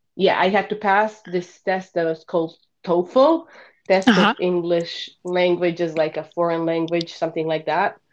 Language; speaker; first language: English; non-native, fluent; Bosnian